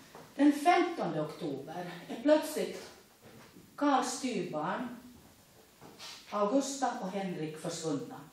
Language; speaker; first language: Swedish; native; Swedish